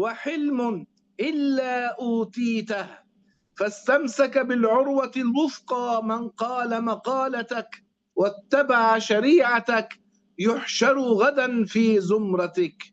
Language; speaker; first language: Arabic; native; Arabic